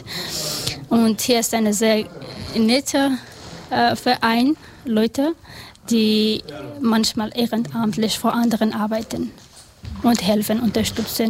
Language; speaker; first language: German; non-native, learner; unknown